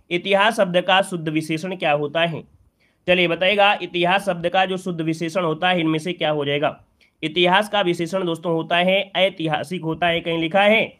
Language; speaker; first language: Hindi; native; Hindi